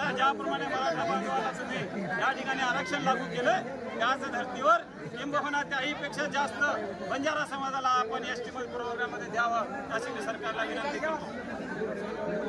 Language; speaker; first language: Marathi; non-native, local second language; Lambadi